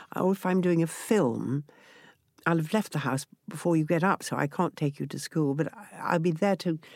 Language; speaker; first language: English; native; English